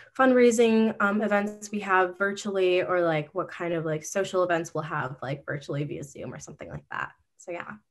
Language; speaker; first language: English; native; English